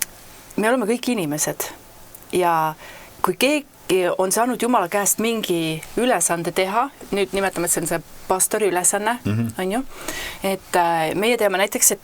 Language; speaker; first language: Estonian; native; Estonian